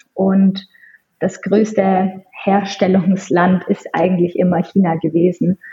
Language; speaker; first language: German; native; German